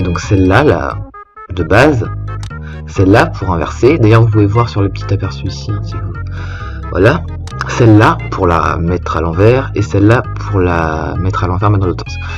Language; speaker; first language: French; native; French